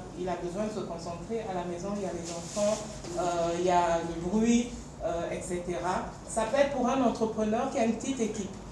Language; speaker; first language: French; non-native, local second language; Bambara